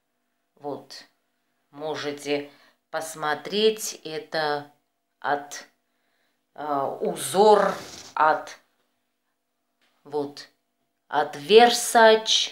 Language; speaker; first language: Russian; non-native, fluent; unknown